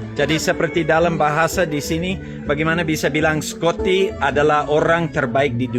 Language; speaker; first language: Indonesian; non-native, fluent; English